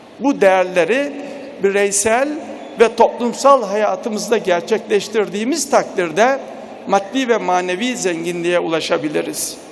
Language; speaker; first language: Turkish; native; Turkish